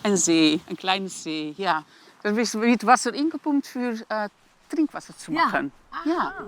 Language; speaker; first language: German; non-native, learner; Dutch